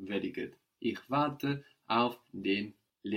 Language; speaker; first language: German; non-native, fluent; English